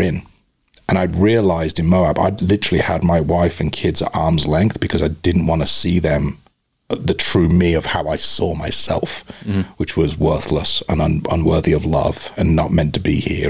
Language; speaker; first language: English; native; English